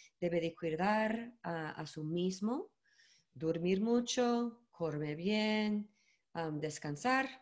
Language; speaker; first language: Spanish; non-native, learner; English